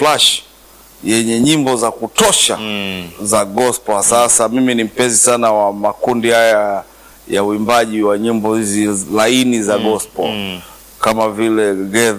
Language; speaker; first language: Swahili; native; Swahili